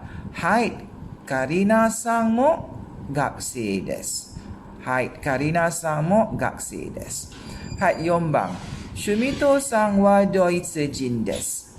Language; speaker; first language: Japanese; non-native, fluent; Malay